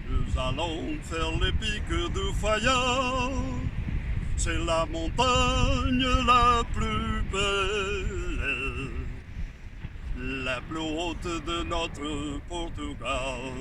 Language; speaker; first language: French; non-native, learner; Portuguese